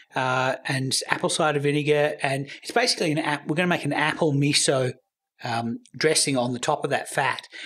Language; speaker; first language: English; native; English